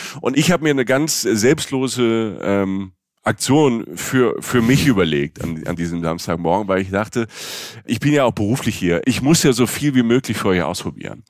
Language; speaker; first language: German; native; German